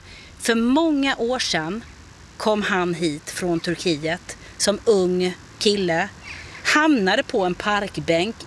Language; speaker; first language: Swedish; native; Swedish